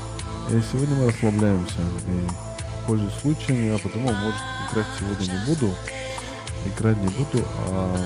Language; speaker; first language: Russian; non-native, local second language; Tajik